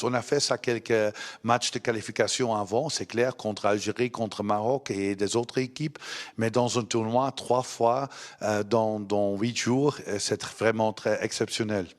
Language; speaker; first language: French; non-native, learner; Dutch